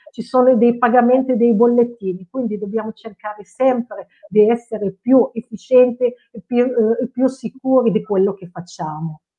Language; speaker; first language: Italian; non-native, fluent; Arabic